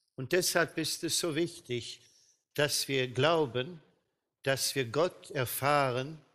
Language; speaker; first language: German; non-native, fluent; Swedish